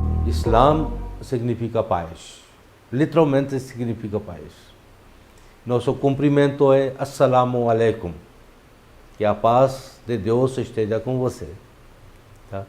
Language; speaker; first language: Portuguese; non-native, fluent; Urdu